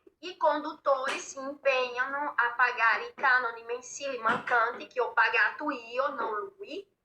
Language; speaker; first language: Italian; non-native, fluent; Portuguese